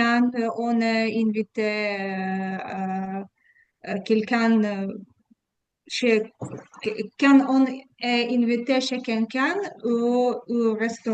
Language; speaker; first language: French; non-native, learner; Ukrainian